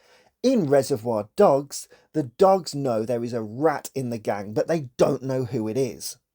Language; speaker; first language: English; native; English